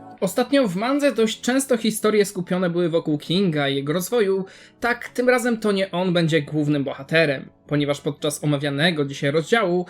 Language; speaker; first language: Polish; native; Polish